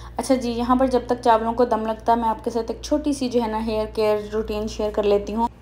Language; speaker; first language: Urdu; native; Urdu